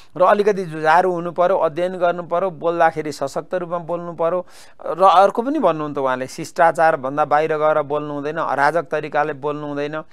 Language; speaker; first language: Nepali; native; Nepali